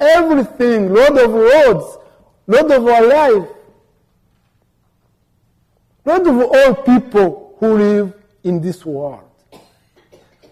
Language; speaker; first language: English; non-native, local second language; Kinyarwanda